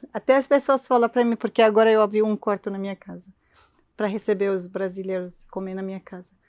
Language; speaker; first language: Portuguese; non-native, learner; Arabic